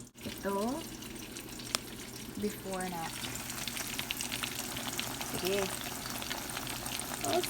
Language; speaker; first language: Filipino; non-native, local second language; Cebuano